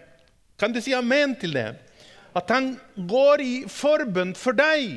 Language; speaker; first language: Norwegian; non-native, fluent; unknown